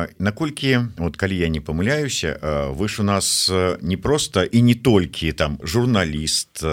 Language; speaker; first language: Belarusian; native; Belarusian